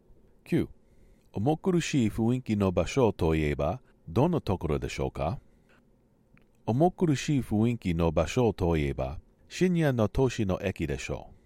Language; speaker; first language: Japanese; non-native, learner; English